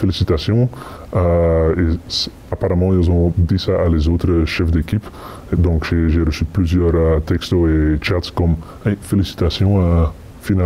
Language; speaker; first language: French; non-native, fluent; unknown